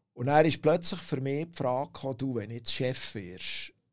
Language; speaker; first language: German; native; German